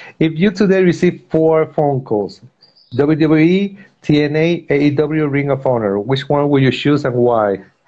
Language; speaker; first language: English; non-native, fluent; Spanish